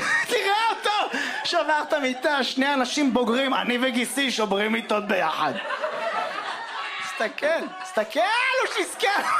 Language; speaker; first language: Hebrew; native; Hebrew